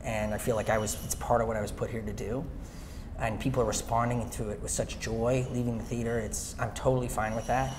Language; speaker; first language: English; native; English